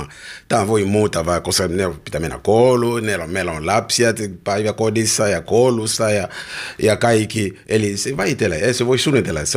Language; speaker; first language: Finnish; non-native, learner; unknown